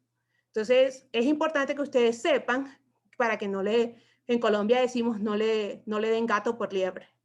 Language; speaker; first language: Spanish; native; Spanish